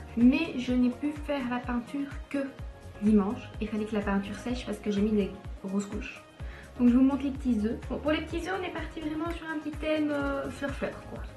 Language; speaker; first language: French; native; French